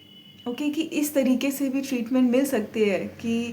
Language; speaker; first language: Hindi; native; Hindi